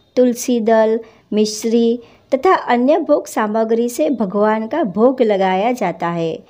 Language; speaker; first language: Hindi; non-native, local second language; Gujarati